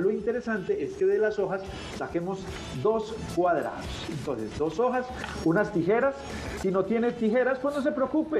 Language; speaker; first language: Spanish; native; Spanish